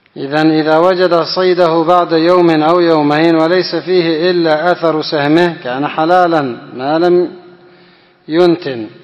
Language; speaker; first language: Arabic; non-native, fluent; Indonesian